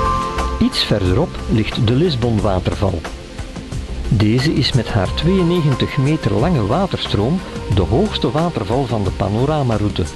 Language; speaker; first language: Dutch; native; Dutch